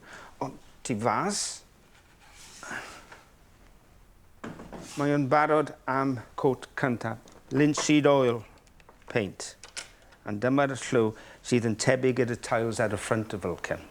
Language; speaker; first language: Welsh; non-native, local second language; English